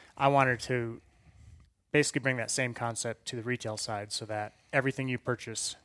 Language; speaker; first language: English; native; English